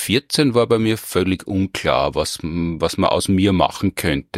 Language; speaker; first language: German; native; German